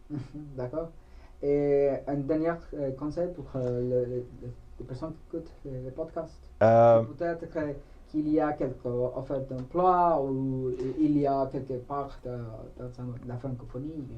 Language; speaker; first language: French; non-native, learner; Spanish